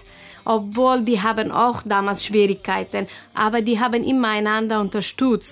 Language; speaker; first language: German; non-native, fluent; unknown